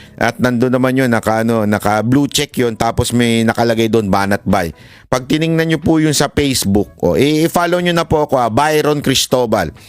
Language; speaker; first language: Filipino; native; Filipino